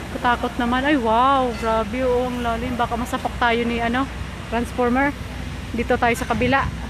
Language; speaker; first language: Filipino; non-native, local second language; Bikol